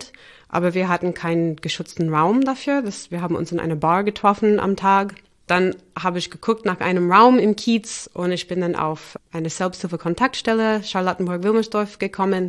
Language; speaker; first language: German; non-native, fluent; English